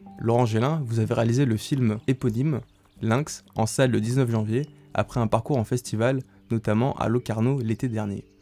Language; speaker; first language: French; native; French